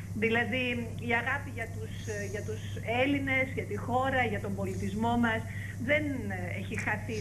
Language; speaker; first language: Greek; early bilingual, heritage; Greek